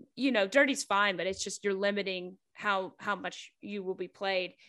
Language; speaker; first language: English; native; English